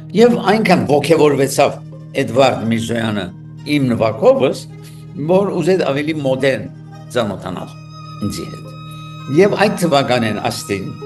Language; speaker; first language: Armenian; early bilingual, heritage; Armenian